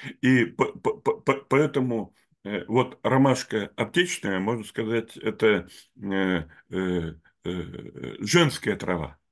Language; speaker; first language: Russian; native; Russian